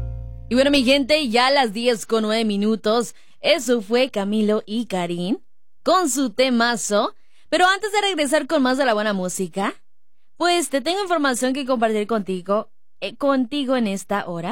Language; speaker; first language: Spanish; native; Spanish